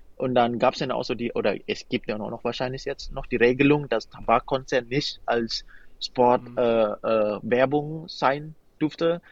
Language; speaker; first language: German; non-native, fluent; Indonesian